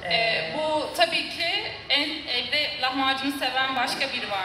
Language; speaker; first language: Turkish; native; Turkish